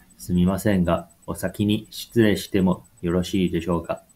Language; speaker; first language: Japanese; non-native, learner; Chinese